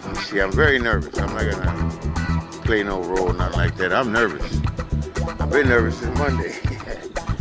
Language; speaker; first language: English; non-native, local second language; Spanish